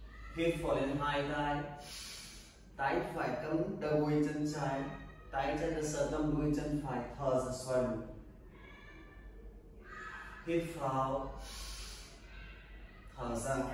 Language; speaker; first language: Vietnamese; non-native, learner; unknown